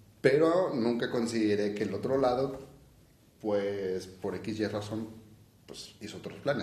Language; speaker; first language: Spanish; native; Spanish